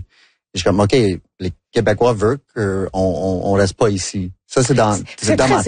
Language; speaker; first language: French; non-native, local second language; English